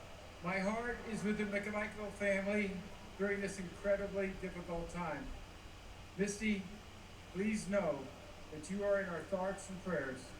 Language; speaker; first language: English; native; English